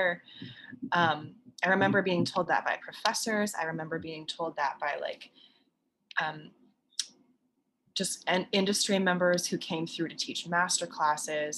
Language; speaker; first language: English; native; English